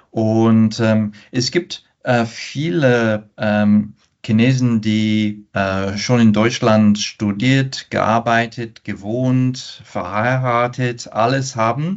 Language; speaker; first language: German; non-native, fluent; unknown